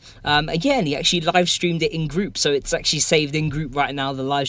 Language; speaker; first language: English; native; English